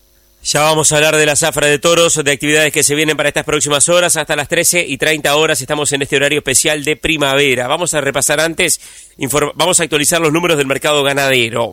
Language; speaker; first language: Spanish; native; Spanish